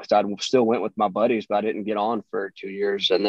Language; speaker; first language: English; native; English